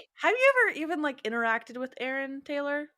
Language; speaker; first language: English; native; English